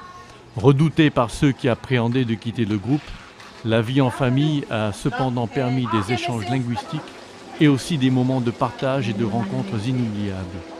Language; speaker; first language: French; native; French